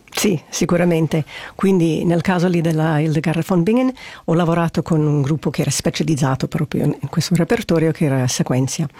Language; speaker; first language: Italian; non-native, fluent; English